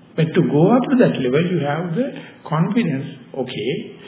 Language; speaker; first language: English; non-native, local second language; Sinhala